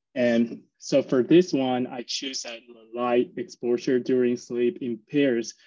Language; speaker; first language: English; non-native, fluent; Chinese